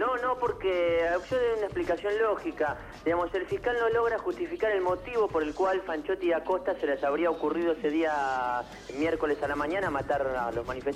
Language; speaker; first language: Spanish; native; Spanish